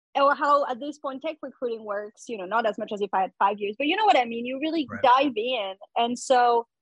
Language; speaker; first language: English; non-native, fluent; French